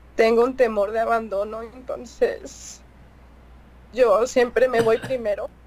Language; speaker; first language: Spanish; early bilingual, heritage; Spanish